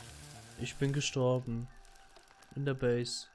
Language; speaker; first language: German; native; German